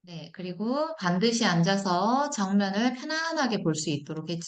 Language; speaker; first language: Korean; native; Korean